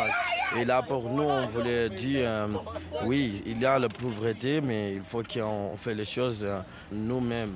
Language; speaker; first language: French; non-native, fluent; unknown